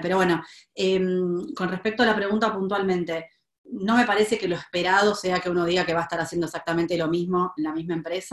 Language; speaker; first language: Spanish; native; Spanish